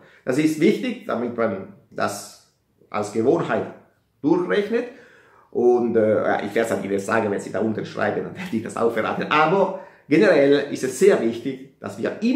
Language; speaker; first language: German; non-native, fluent; Italian